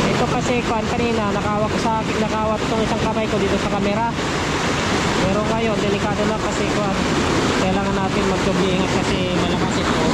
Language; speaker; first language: Filipino; native; Filipino